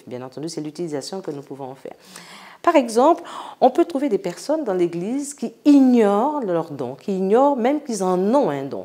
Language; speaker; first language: French; native; French